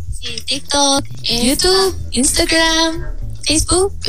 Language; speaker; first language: Spanish; non-native, learner; Korean